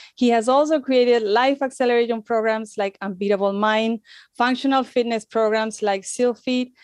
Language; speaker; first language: English; non-native, fluent; Spanish